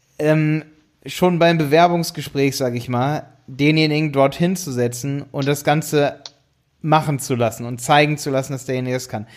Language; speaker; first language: German; native; German